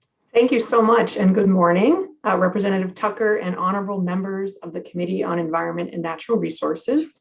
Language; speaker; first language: English; native; English